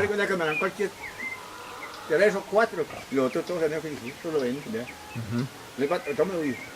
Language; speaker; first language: Spanish; native; Spanish